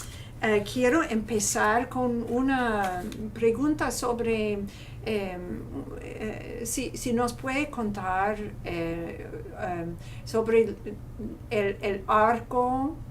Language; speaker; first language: Spanish; non-native, fluent; English